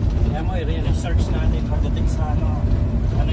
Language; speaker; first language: Filipino; native; Filipino